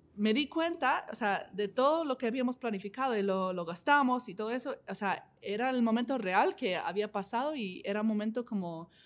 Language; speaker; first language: Spanish; non-native, fluent; English